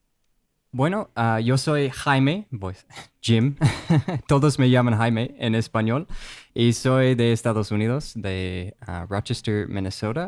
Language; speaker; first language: Spanish; non-native, fluent; English